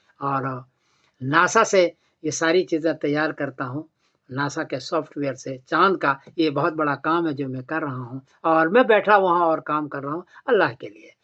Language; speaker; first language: Urdu; native; Urdu